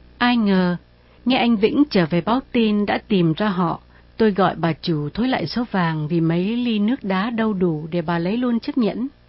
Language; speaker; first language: Vietnamese; native; Vietnamese